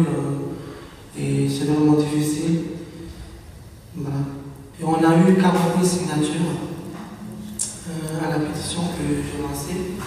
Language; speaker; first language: French; non-native, learner; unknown